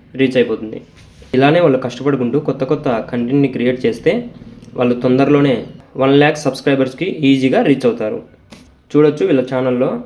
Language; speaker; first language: Telugu; native; Telugu